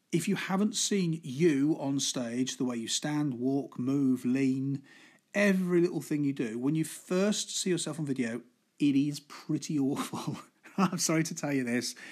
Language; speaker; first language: English; native; English